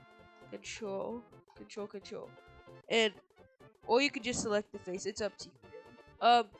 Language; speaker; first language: English; native; English